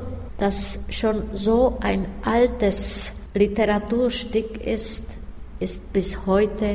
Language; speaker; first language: German; non-native, fluent; Czech